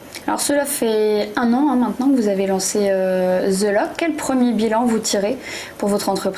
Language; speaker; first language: French; native; French